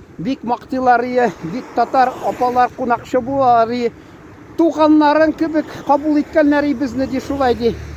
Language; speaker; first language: Tatar; early bilingual, heritage; Tatar